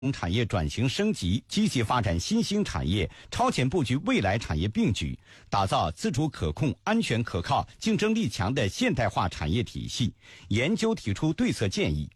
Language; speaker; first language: Chinese; native; Chinese